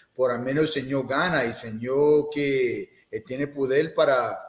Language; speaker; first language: Spanish; non-native, fluent; English